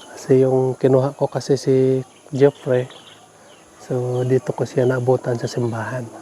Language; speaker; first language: Filipino; non-native, local second language; Cebuano